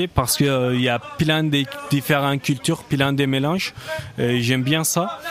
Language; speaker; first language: French; non-native, fluent; Turkish